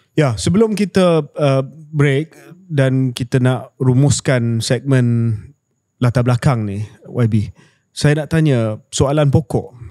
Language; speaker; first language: Malay; native; Malay